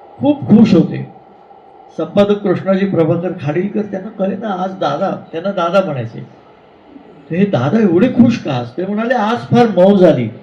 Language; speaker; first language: Marathi; native; Marathi